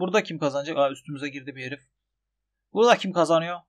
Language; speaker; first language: Turkish; native; Turkish